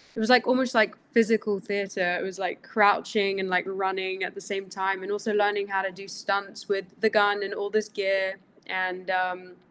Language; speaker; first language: English; early bilingual, other home language; Greek